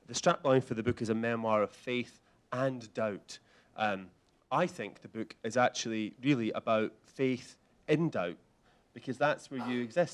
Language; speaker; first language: English; native; English